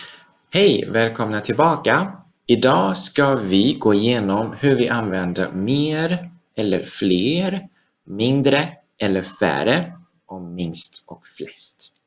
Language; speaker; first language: Swedish; non-native, fluent; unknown